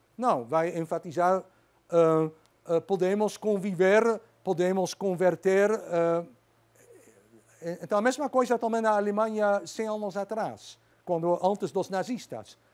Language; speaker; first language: Portuguese; non-native, fluent; Dutch